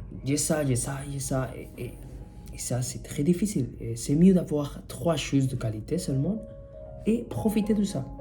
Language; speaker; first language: French; non-native, fluent; Spanish